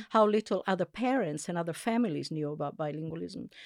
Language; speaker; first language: English; non-native, fluent; Italian